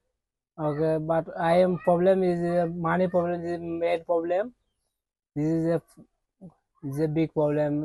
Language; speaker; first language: English; non-native, learner; Bangla